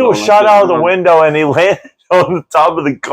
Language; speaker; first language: English; native; English